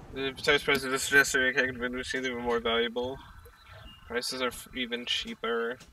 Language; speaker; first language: English; native; English